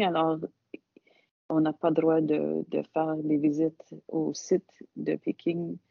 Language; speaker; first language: French; non-native, local second language; English